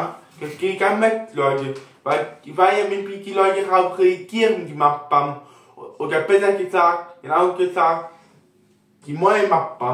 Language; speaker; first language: German; non-native, local second language; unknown